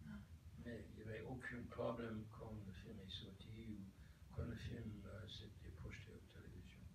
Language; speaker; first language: French; non-native, fluent; English